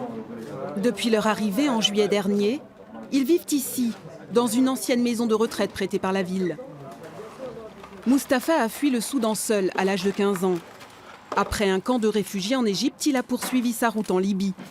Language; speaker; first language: French; native; French